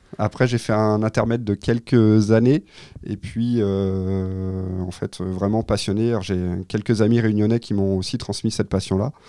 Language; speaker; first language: French; native; French